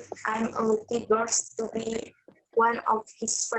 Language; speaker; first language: English; non-native, learner; Indonesian